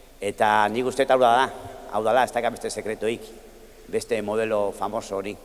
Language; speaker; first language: Basque; native; Basque